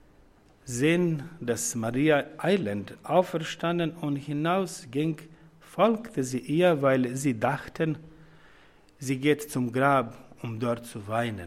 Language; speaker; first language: German; non-native, fluent; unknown